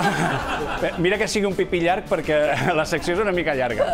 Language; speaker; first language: Catalan; native; Catalan